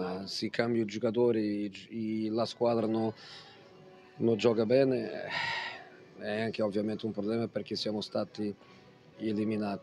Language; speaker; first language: Italian; non-native, fluent; Portuguese